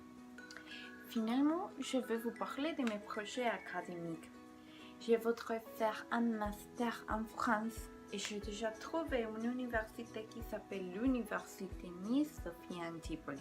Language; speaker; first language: French; non-native, learner; Spanish